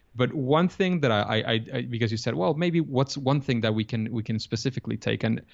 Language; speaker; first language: English; non-native, fluent; Spanish